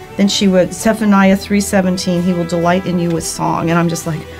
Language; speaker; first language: English; native; English